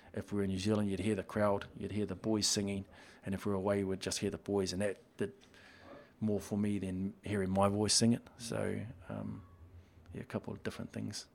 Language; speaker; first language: English; native; English